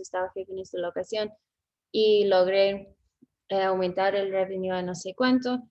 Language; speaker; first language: Spanish; non-native, fluent; English